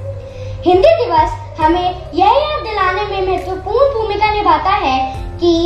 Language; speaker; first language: Hindi; native; Hindi